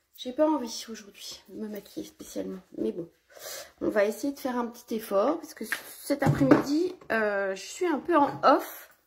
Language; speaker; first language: French; early bilingual, other home language; Portuguese